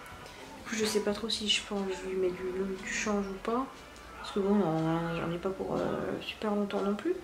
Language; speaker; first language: French; native; French